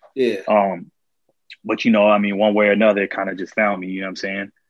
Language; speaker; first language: English; native; English